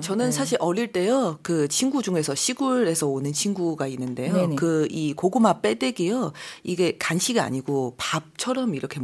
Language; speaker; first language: Korean; non-native, fluent; Chinese